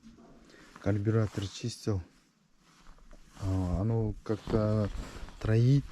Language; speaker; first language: Russian; non-native, local second language; Kyrgyz